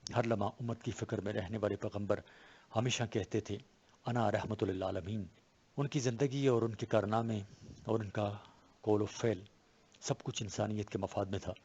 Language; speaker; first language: Urdu; non-native, local second language; Pashto